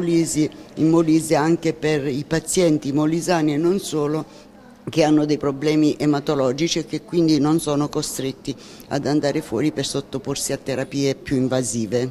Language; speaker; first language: Italian; native; Italian